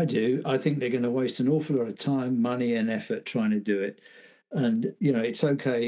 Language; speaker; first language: English; native; English